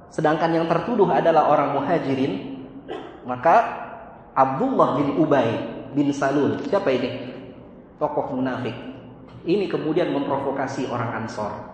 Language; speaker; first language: Indonesian; native; Indonesian